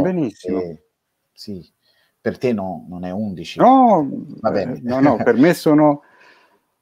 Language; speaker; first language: Italian; non-native, fluent; Portuguese